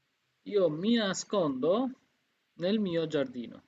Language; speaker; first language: Italian; non-native, fluent; Bangla